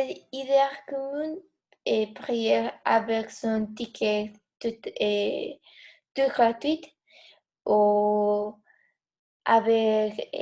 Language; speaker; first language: French; non-native, learner; Spanish